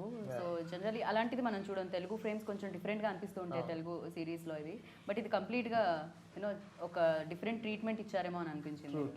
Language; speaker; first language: Telugu; native; Telugu